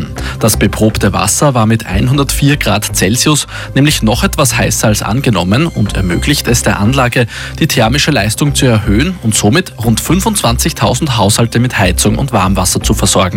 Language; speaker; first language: German; native; German